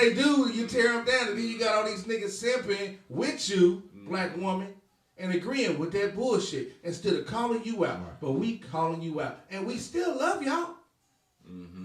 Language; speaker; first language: English; native; English